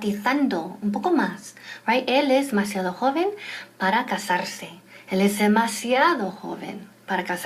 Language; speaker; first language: Spanish; non-native, fluent; English